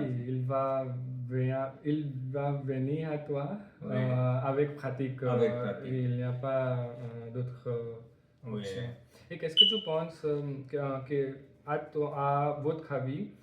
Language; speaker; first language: French; non-native, learner; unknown